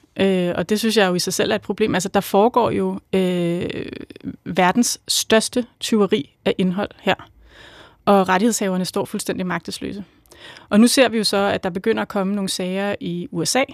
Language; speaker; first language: Danish; native; Danish